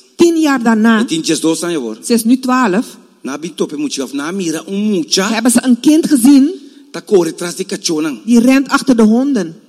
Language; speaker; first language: Dutch; non-native, local second language; Papiamento